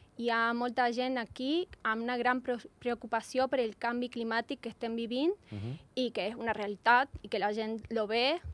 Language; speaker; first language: Catalan; non-native, learner; Spanish